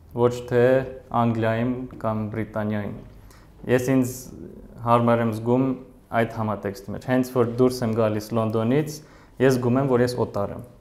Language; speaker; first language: Armenian; early bilingual, heritage; Armenian